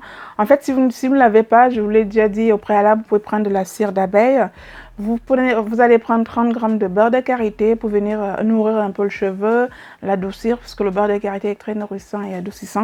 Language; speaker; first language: French; native; French